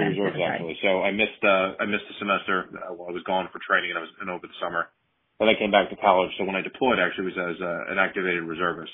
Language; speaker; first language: English; native; English